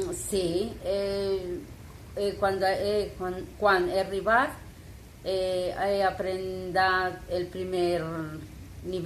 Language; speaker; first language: Catalan; non-native, learner; Spanish